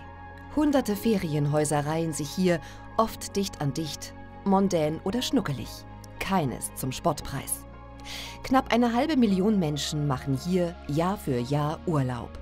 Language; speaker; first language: German; native; German